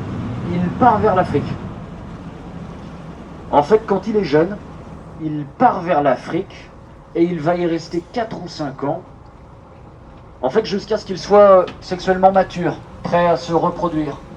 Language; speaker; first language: French; native; French